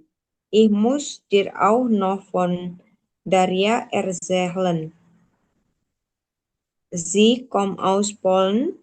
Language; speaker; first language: German; non-native, learner; Indonesian